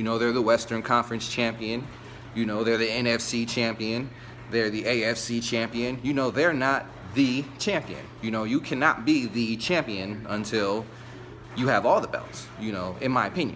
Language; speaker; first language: English; native; English